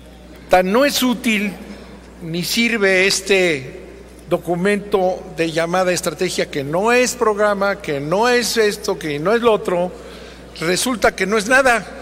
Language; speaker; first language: Spanish; native; Spanish